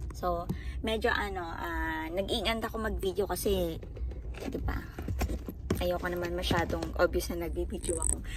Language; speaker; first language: Filipino; native; Filipino